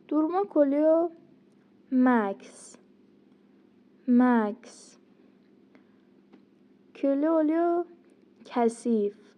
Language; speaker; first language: Turkish; non-native, fluent; Persian